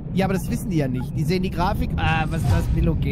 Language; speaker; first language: German; native; German